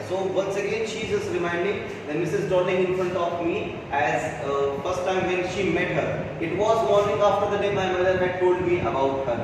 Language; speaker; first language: English; non-native, local second language; Hindi